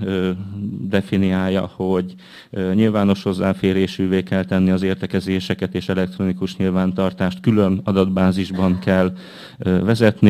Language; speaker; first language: Hungarian; native; Hungarian